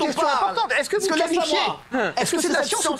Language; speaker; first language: French; native; French